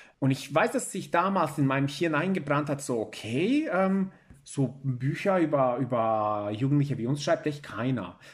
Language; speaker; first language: German; early bilingual, other home language; Bosnian